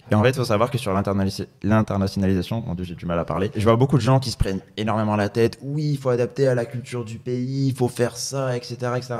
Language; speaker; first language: French; native; French